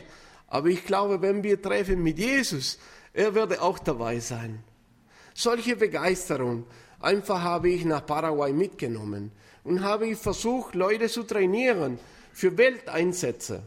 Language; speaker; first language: German; non-native, fluent; Spanish